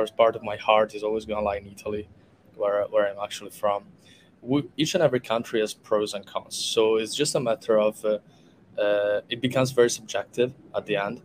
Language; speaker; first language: English; non-native, fluent; Italian